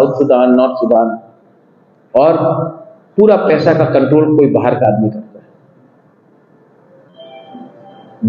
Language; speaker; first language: Hindi; non-native, local second language; Kok Borok